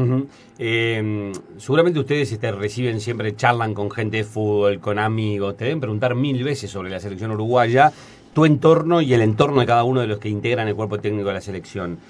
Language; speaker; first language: Spanish; native; Spanish